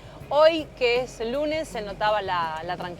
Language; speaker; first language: Spanish; native; Spanish